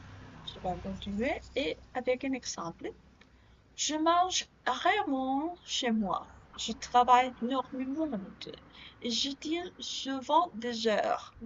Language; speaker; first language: French; non-native, learner; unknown